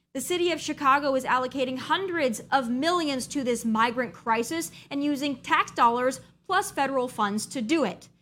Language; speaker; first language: English; native; English